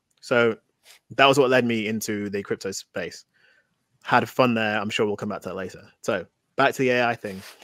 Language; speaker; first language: English; native; English